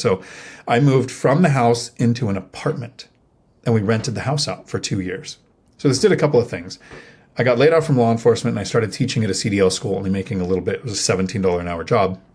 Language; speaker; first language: English; native; English